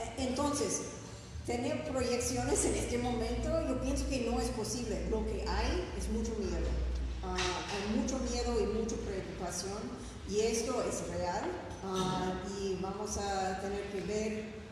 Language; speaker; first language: Spanish; non-native, fluent; English